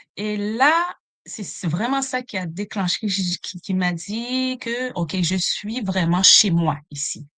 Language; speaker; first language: French; non-native, local second language; Haitian Creole